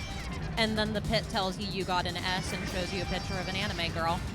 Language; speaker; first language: English; native; English